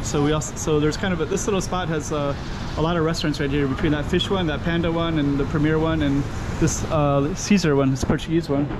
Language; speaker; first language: English; native; English